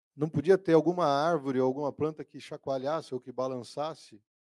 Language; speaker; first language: Portuguese; native; Portuguese